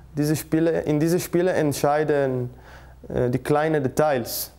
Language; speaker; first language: German; non-native, learner; Italian